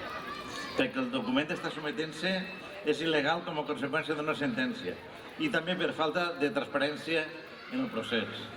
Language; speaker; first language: Catalan; native; Catalan